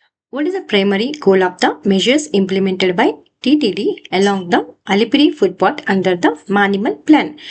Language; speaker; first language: English; non-native, local second language; Telugu